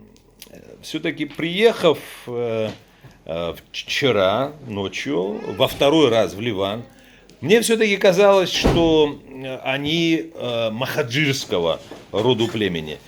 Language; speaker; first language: Russian; native; Russian